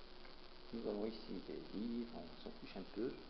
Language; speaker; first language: French; native; French